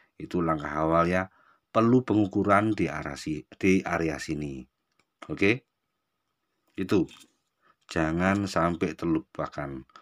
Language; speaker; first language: Indonesian; native; Indonesian